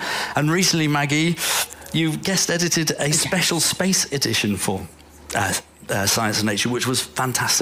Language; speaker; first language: English; native; English